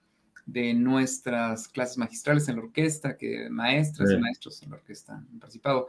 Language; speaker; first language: Spanish; native; Spanish